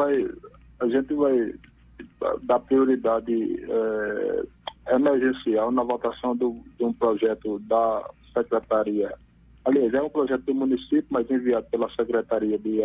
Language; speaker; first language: Portuguese; native; Portuguese